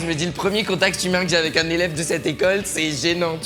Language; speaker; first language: French; early bilingual, heritage; French